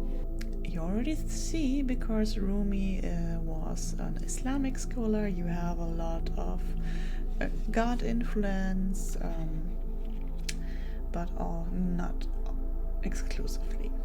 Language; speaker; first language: English; non-native, fluent; German